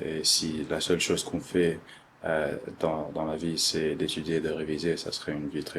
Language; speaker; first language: French; early bilingual, other home language; Arabic